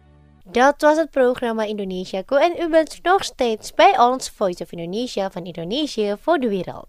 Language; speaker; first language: Dutch; non-native, fluent; Indonesian